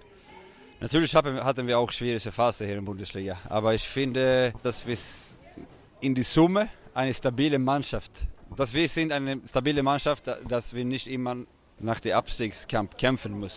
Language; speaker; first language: German; non-native, fluent; Swedish